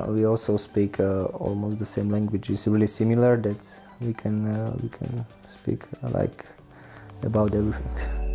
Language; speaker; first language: English; non-native, learner; Slovak